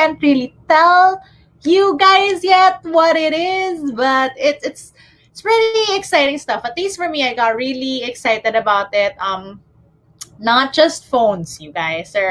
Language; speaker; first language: English; non-native, local second language; Filipino